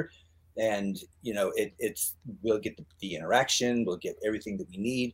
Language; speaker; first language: English; native; English